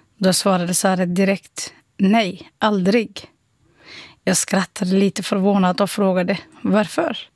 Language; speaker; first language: Swedish; non-native, fluent; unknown